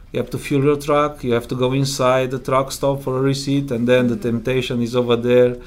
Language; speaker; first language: English; non-native, fluent; Romanian